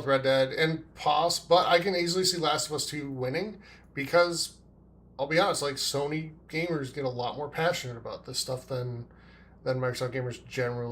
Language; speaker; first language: English; native; English